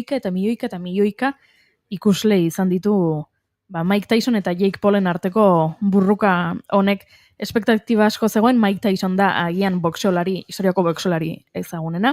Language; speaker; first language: Basque; native; Basque